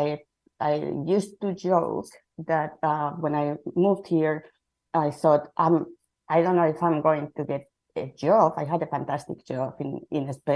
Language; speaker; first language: English; non-native, fluent; Spanish